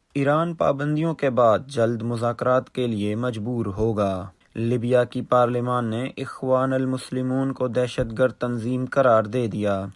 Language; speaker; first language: Urdu; non-native, local second language; Baluchi